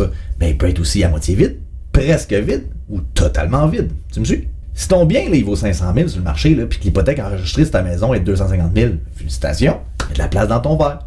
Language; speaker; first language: French; native; French